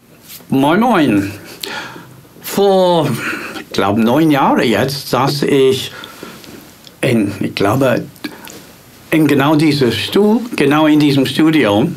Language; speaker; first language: German; non-native, fluent; English